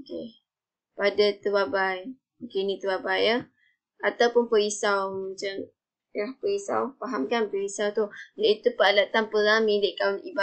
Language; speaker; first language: Malay; native; Malay